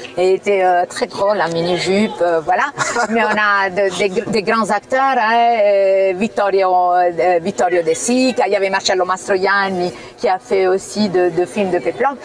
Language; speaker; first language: French; non-native, fluent; Italian